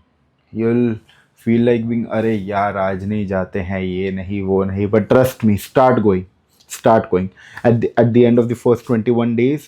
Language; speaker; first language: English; non-native, local second language; Hindi